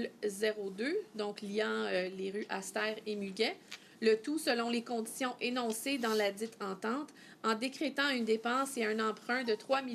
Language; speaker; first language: French; native; French